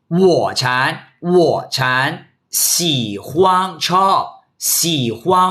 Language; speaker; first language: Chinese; non-native, fluent; Thai